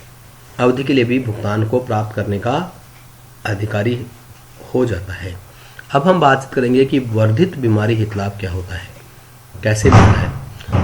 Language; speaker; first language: Hindi; native; Hindi